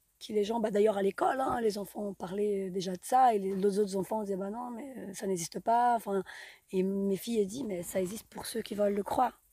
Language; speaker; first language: French; non-native, fluent; Portuguese